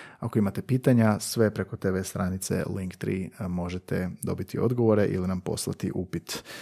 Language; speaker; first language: Croatian; native; Croatian